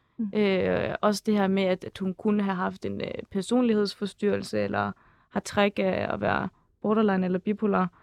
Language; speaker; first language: Danish; early bilingual, other home language; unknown